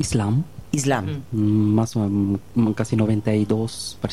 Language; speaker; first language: Spanish; non-native, learner; Bangla